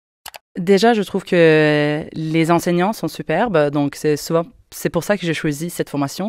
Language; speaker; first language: French; non-native, fluent; Swedish